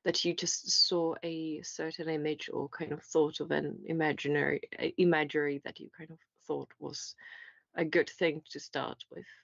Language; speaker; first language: English; non-native, fluent; Czech